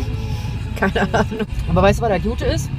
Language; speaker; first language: German; native; German